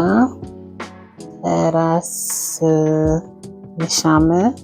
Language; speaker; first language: Polish; non-native, learner; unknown